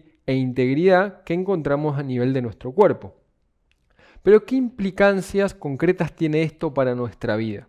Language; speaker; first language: Spanish; native; Spanish